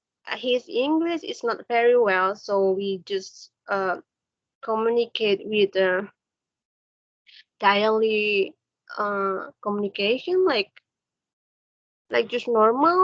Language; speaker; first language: English; non-native, learner; Indonesian